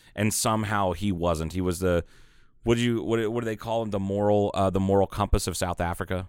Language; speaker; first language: English; native; English